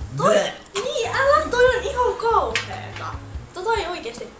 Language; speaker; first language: Finnish; native; Finnish